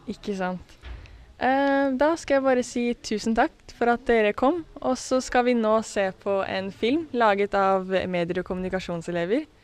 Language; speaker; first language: Norwegian; native; Norwegian